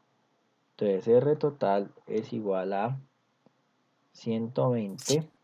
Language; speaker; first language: Spanish; native; Spanish